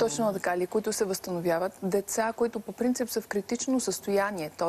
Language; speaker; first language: Bulgarian; native; Bulgarian